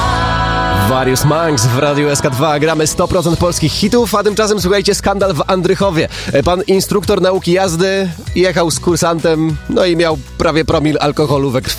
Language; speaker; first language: Polish; native; Polish